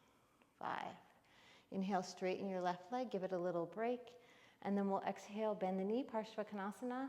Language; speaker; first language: English; native; English